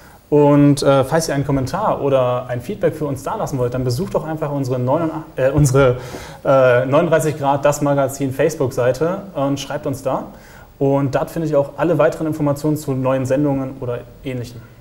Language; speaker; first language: German; native; German